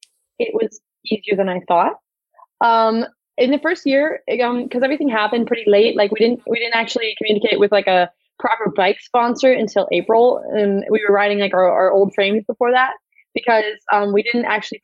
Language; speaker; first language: English; native; English